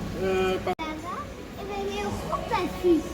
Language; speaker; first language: Dutch; early bilingual, other home language; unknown